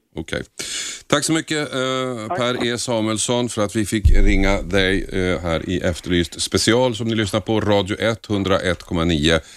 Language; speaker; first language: Swedish; native; Swedish